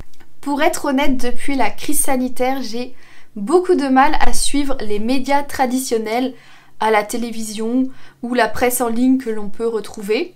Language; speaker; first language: French; native; French